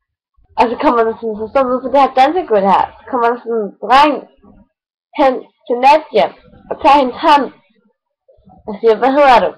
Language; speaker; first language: Danish; native; Danish